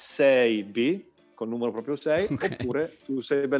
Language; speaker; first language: Italian; native; Italian